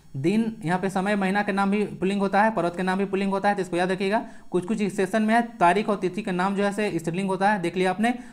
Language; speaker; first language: Hindi; native; Hindi